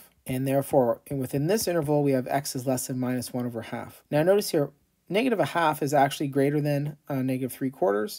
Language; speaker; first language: English; native; English